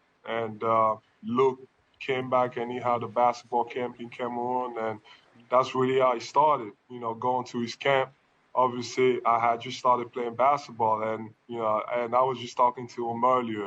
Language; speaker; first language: English; non-native, local second language; French